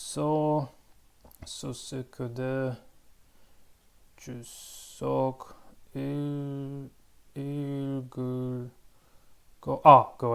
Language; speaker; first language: Korean; non-native, learner; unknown